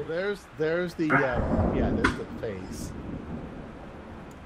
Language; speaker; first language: English; native; English